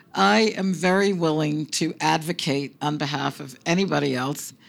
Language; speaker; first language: English; early bilingual, other home language; Spanish